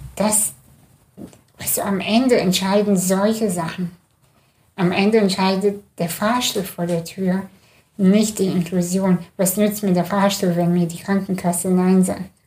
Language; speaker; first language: German; early bilingual, other home language; Russian